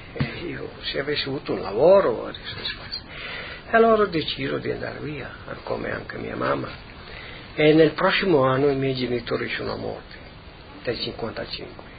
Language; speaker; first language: Italian; native; Italian